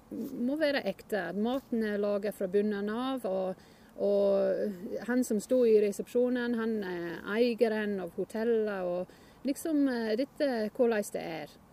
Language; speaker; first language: Norwegian; non-native, fluent; English